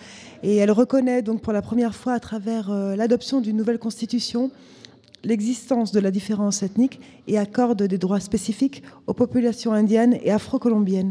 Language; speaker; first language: French; native; French